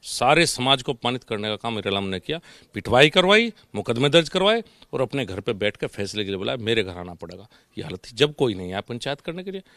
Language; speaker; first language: Hindi; native; Hindi